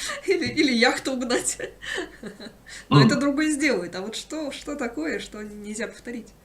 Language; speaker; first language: Russian; native; Russian